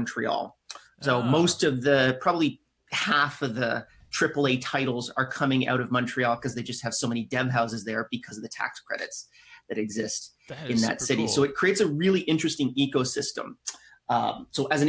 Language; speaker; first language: English; native; English